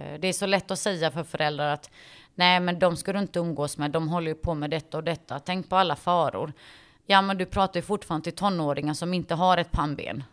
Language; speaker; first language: Swedish; early bilingual, other home language; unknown